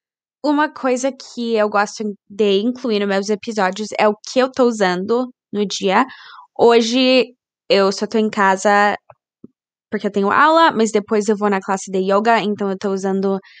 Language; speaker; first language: Portuguese; early bilingual, heritage; Portuguese